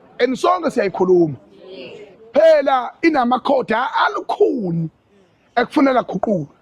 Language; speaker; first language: Zulu; native; Zulu